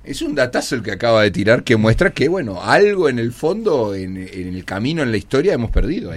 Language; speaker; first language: Spanish; native; Spanish